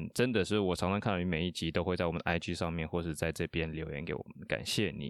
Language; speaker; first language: Chinese; non-native, fluent; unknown